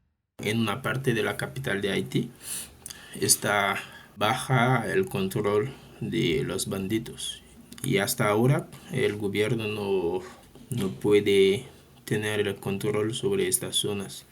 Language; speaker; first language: Spanish; non-native, fluent; French